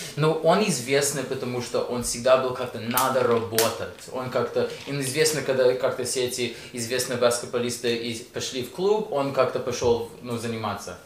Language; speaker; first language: Russian; early bilingual, heritage; Russian